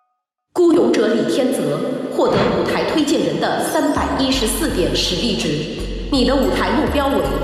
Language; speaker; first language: Chinese; native; Chinese